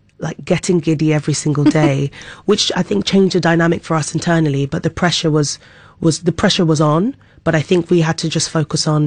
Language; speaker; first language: English; native; English